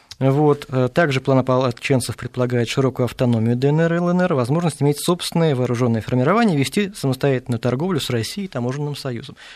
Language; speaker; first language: Russian; native; Russian